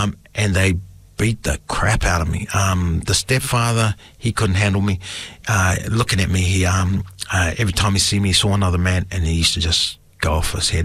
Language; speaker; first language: English; native; English